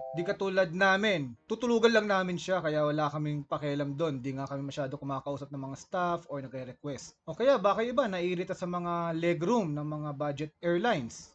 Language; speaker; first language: Filipino; native; Filipino